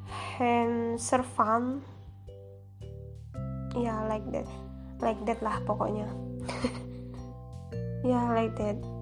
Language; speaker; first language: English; non-native, learner; Indonesian